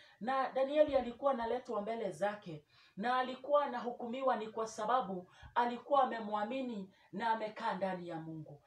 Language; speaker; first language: Swahili; non-native, local second language; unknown